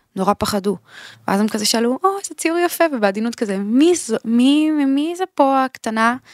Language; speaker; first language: Hebrew; native; Hebrew